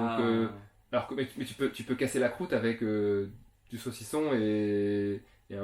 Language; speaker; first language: French; native; French